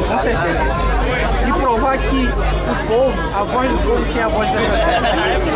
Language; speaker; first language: Portuguese; native; Portuguese